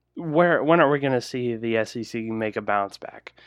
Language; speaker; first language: English; native; English